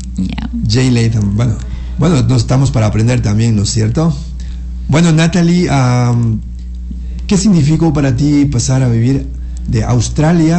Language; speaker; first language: Spanish; native; Spanish